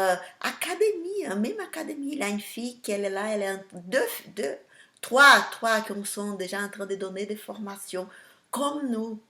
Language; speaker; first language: French; non-native, fluent; Portuguese